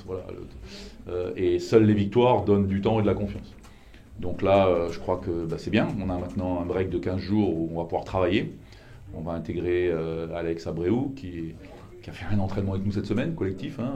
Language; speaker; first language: French; native; French